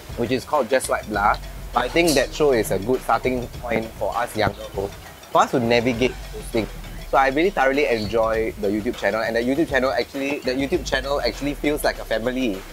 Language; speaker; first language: English; non-native, local second language; Tamil